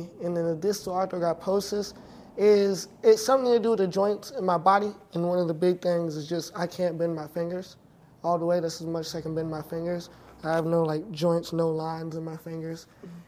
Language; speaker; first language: English; native; English